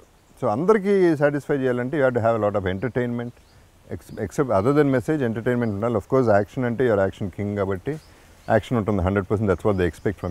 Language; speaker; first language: Telugu; native; Telugu